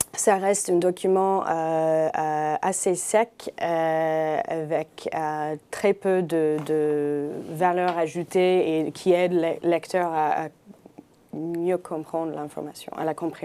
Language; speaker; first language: French; non-native, fluent; English